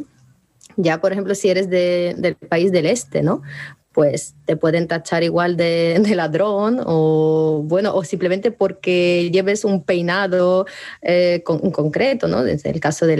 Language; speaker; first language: Spanish; early bilingual, other home language; Ukrainian